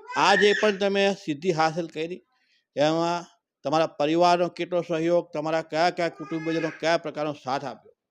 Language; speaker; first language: Gujarati; native; Gujarati